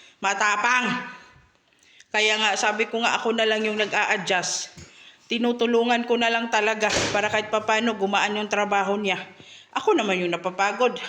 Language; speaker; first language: Filipino; native; Filipino